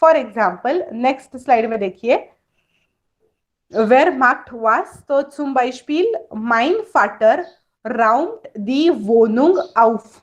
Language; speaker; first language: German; non-native, fluent; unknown